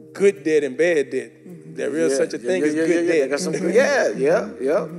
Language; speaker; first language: English; native; English